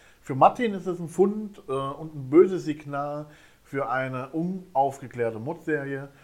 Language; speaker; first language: German; native; German